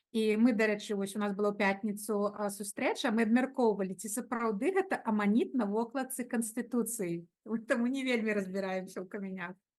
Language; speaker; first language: Belarusian; non-native, local second language; Russian